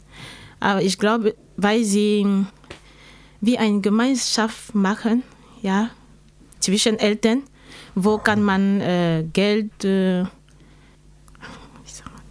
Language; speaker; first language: German; non-native, learner; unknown